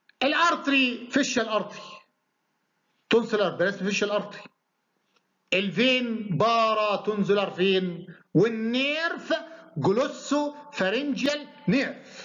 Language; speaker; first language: Arabic; native; Arabic